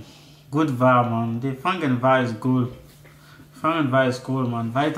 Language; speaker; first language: German; non-native, learner; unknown